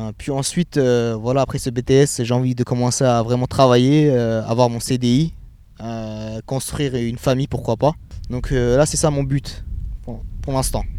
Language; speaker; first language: French; early bilingual, other home language; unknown